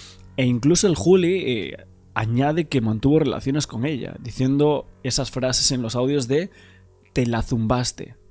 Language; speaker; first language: Spanish; native; Spanish